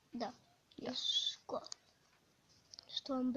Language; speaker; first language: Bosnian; early bilingual, heritage; Bosnian